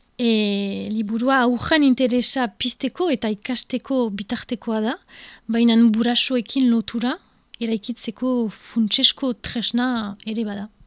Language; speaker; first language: Basque; non-native, local second language; French